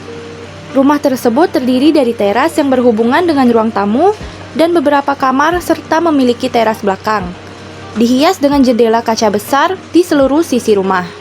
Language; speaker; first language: Indonesian; native; Indonesian